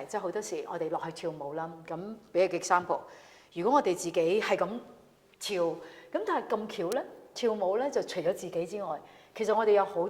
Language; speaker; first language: Cantonese; native; Cantonese